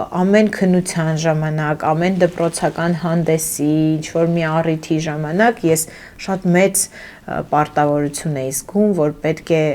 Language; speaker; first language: Armenian; early bilingual, heritage; Armenian